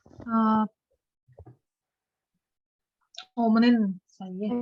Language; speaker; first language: Korean; non-native, learner; Russian